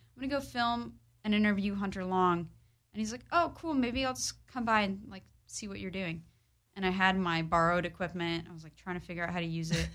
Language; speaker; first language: English; early bilingual, other home language; Polish